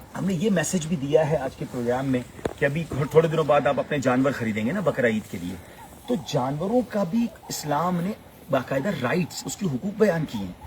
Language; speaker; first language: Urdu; native; Urdu